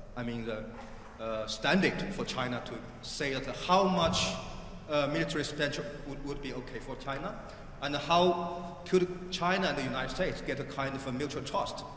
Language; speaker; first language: English; non-native, fluent; Chinese